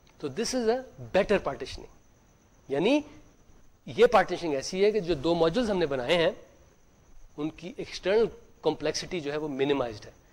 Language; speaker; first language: Urdu; native; Urdu